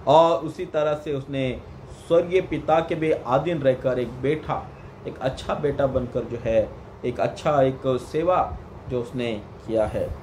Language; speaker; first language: Hindi; non-native, local second language; Kannada